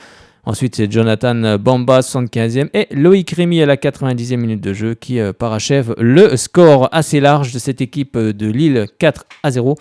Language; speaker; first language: French; native; French